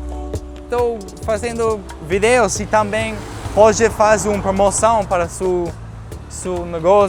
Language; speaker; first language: Portuguese; non-native, learner; English